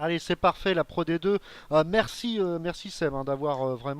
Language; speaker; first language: French; native; French